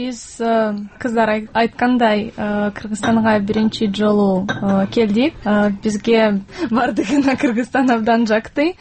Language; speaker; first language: Kyrgyz; non-native, learner; Russian